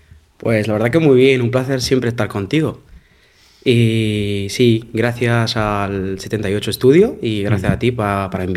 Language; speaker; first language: Spanish; non-native, fluent; Arabic